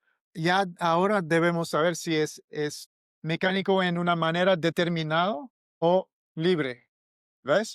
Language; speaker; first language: Spanish; non-native, learner; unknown